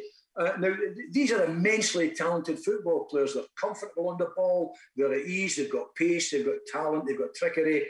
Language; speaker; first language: English; native; English